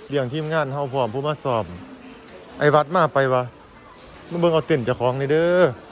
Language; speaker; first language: Thai; native; Thai